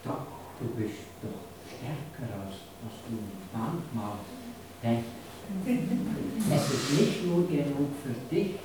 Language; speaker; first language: German; non-native, fluent; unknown